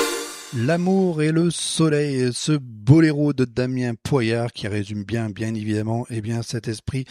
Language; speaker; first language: French; native; French